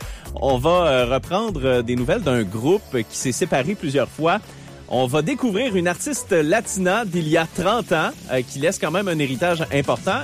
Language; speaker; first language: French; native; French